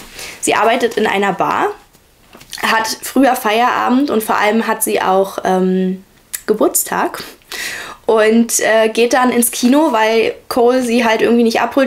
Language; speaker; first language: German; native; German